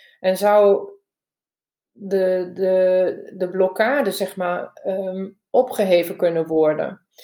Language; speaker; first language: Dutch; non-native, fluent; German